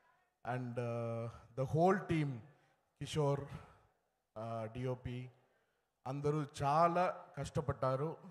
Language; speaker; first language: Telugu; non-native, learner; Tamil